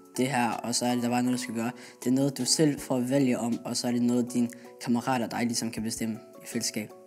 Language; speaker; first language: Danish; early bilingual, other home language; Somali